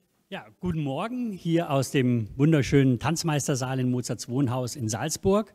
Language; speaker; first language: German; native; German